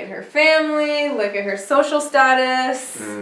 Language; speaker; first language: English; native; English